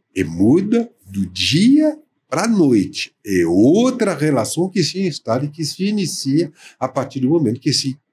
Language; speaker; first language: Portuguese; non-native, fluent; French